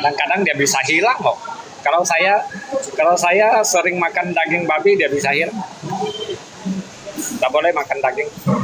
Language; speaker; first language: Indonesian; non-native, learner; Vietnamese